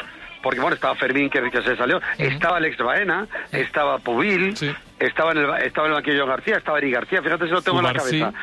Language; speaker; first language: Spanish; native; Spanish